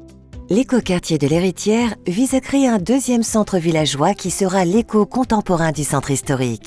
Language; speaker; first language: French; native; French